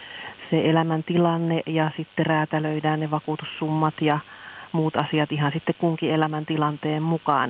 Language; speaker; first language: Finnish; native; Finnish